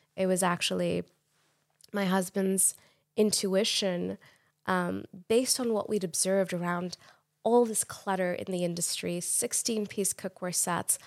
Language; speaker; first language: English; non-native, local second language; Urdu